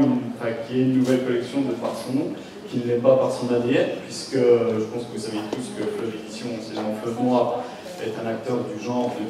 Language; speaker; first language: French; native; French